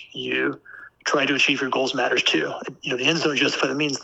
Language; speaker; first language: English; native; English